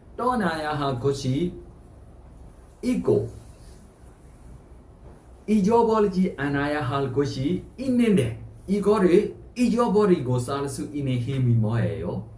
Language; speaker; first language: Korean; non-native, fluent; Burmese